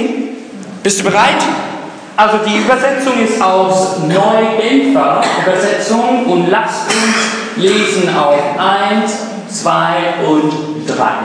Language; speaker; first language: German; non-native, fluent; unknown